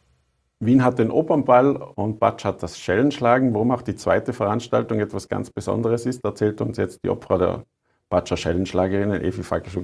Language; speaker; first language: German; native; German